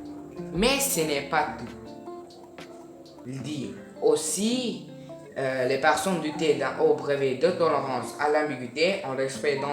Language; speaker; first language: French; non-native, learner; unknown